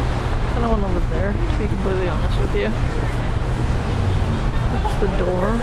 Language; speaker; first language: English; native; English